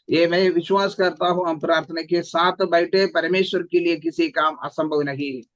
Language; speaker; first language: Hindi; non-native, local second language; Malayalam